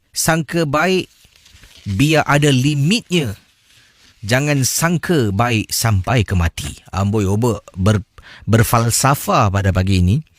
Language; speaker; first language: Malay; native; Malay